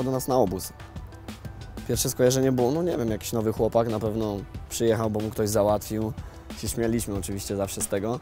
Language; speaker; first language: Polish; native; Polish